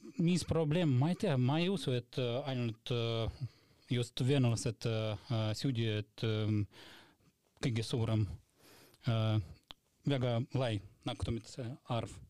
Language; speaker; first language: Estonian; non-native, local second language; Russian